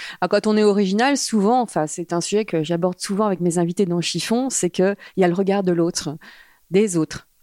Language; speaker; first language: French; native; French